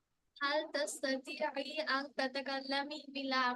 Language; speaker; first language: Arabic; non-native, learner; Bangla